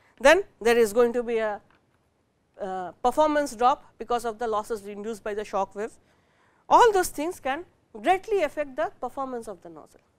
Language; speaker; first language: English; non-native, local second language; Bangla